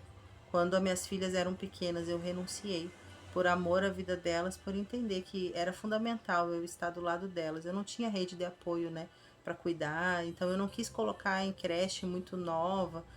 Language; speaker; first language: Portuguese; native; Portuguese